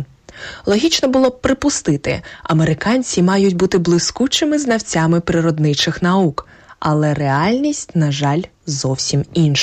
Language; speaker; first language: Ukrainian; native; Ukrainian